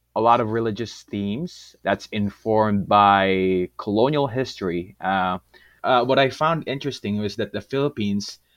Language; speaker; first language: English; non-native, local second language; Filipino